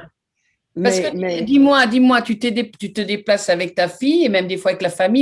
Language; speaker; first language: French; native; French